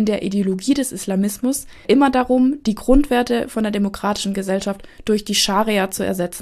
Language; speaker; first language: German; native; German